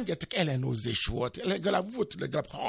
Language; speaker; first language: Hungarian; non-native, learner; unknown